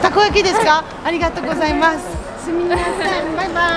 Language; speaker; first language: Japanese; non-native, learner; French